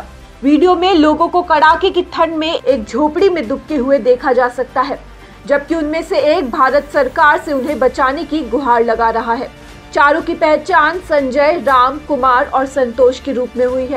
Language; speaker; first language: Hindi; native; Hindi